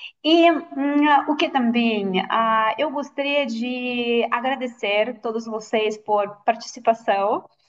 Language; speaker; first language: Portuguese; non-native, fluent; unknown